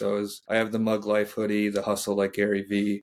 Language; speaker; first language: English; native; English